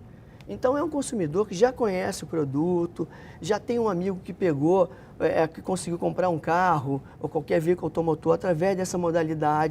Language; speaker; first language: Portuguese; native; Portuguese